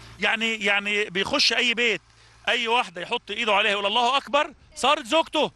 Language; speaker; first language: Arabic; native; Arabic